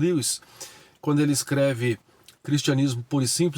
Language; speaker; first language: Portuguese; native; Portuguese